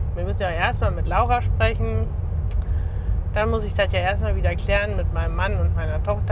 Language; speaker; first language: German; native; German